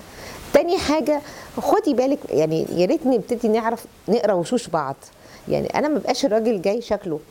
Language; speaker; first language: Arabic; native; Arabic